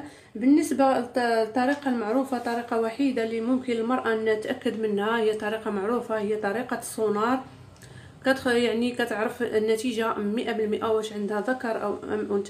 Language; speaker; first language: Arabic; native; Arabic